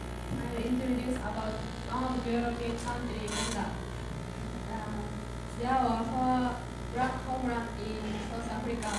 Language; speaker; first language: English; non-native, learner; Japanese